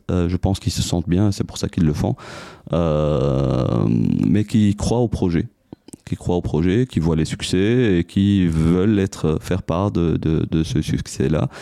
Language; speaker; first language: French; non-native, local second language; Arabic